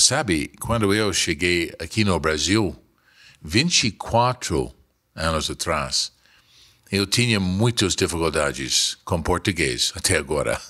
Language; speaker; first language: Portuguese; non-native, fluent; English